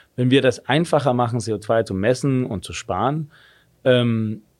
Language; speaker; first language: German; non-native, fluent; Danish